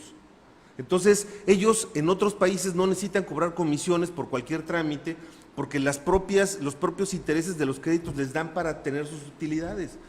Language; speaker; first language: Spanish; native; Spanish